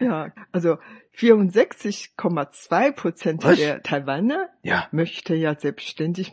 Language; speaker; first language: German; non-native, fluent; Chinese